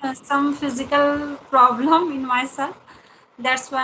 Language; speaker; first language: English; non-native, learner; Hindi